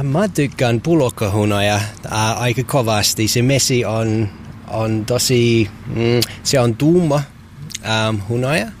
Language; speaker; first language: Finnish; non-native, learner; English